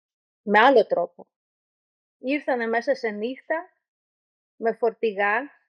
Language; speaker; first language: Greek; non-native, learner; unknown